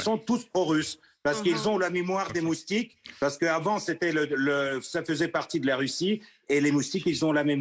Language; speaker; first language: French; non-native, fluent; Russian